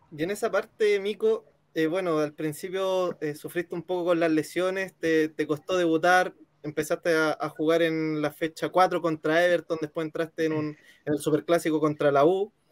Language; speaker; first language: Spanish; native; Spanish